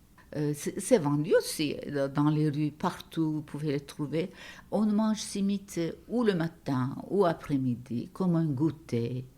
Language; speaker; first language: French; non-native, fluent; Turkish